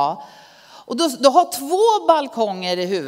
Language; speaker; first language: Swedish; native; Swedish